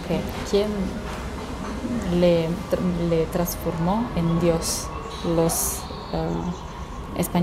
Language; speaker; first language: Spanish; non-native, fluent; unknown